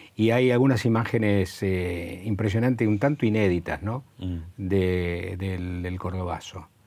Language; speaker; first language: Spanish; native; Spanish